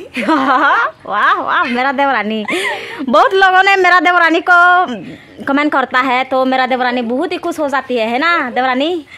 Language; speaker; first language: Hindi; non-native, local second language; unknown